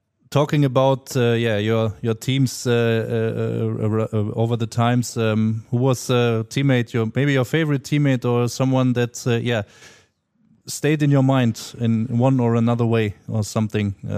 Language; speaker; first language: English; non-native, fluent; German